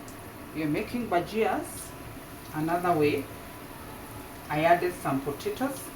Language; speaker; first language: English; non-native, local second language; Swahili